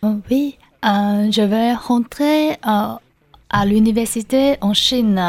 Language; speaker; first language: French; non-native, learner; Chinese